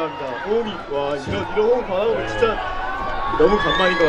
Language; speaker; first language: Korean; native; Korean